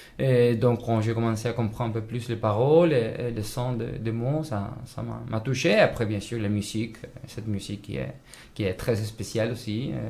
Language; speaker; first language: French; non-native, fluent; Spanish